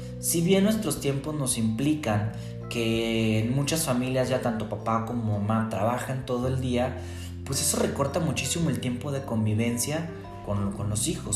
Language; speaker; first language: Spanish; native; Spanish